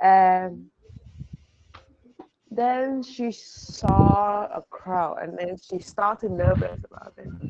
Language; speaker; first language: English; non-native, learner; Vietnamese